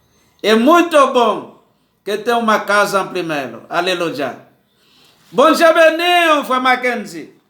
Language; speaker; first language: Portuguese; non-native, learner; Haitian Creole